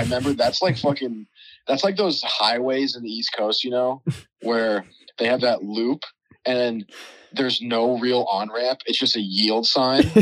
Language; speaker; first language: English; native; English